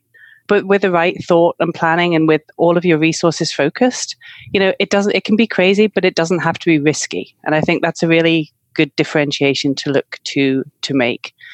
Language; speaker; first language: English; native; English